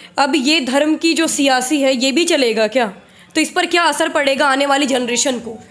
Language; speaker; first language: Hindi; native; Hindi